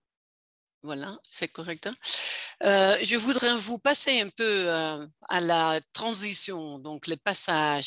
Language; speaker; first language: French; non-native, fluent; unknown